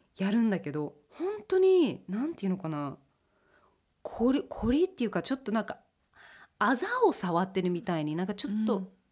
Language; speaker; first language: Japanese; early bilingual, heritage; English